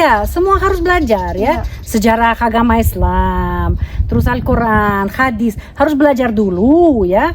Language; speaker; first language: Indonesian; non-native, fluent; Russian